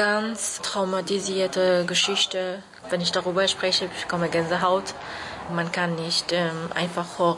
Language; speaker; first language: German; non-native, learner; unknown